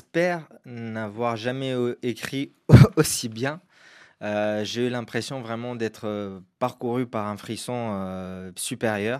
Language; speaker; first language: French; non-native, local second language; Arabic